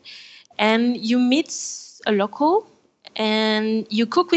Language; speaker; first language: English; non-native, fluent; French